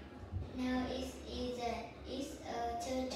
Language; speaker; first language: English; non-native, learner; Vietnamese